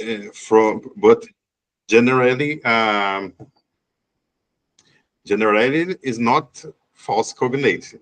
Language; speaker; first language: English; non-native, learner; Portuguese